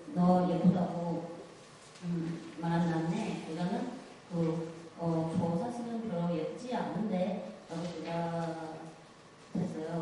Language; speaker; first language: Korean; non-native, fluent; Chinese